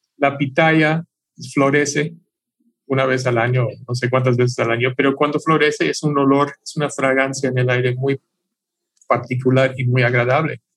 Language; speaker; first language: Spanish; non-native, fluent; English